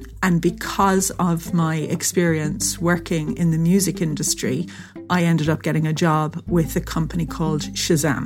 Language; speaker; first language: English; native; English